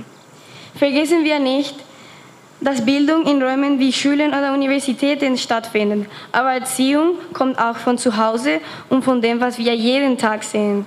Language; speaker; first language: German; non-native, fluent; Spanish